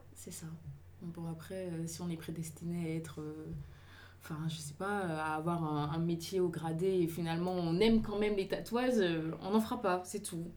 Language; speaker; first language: French; native; French